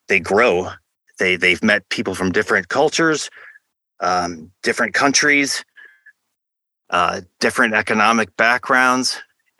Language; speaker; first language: English; native; English